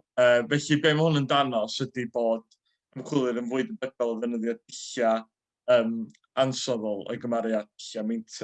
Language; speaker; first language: Welsh; native; Welsh